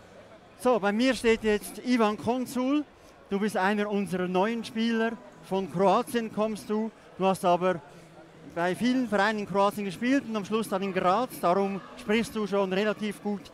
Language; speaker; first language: German; native; German